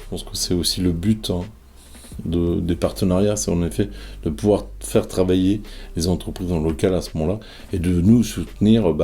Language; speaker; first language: French; native; French